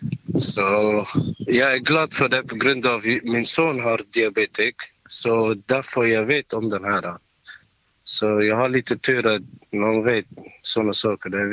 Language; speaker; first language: Swedish; non-native, learner; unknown